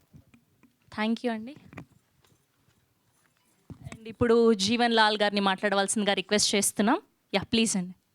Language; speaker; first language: Telugu; native; Telugu